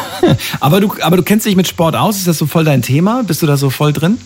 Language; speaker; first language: German; native; German